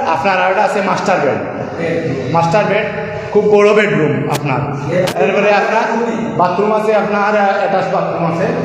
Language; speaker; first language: Bangla; native; Bangla